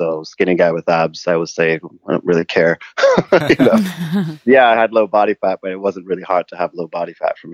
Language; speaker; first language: English; native; English